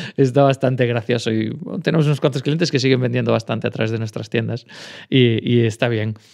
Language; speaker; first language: Spanish; native; Spanish